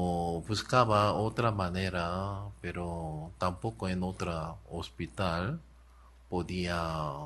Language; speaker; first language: Spanish; non-native, learner; Korean